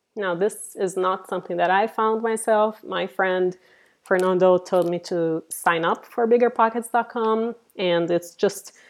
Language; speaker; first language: English; non-native, fluent; Portuguese